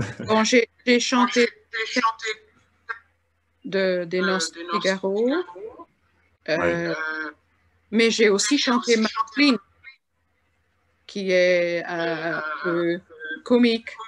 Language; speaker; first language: French; non-native, fluent; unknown